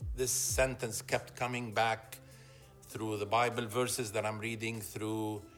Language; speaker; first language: English; non-native, fluent; Arabic